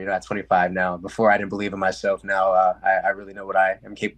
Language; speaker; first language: English; native; English